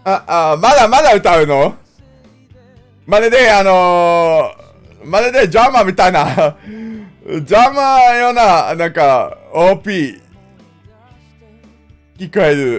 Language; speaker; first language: Japanese; non-native, learner; English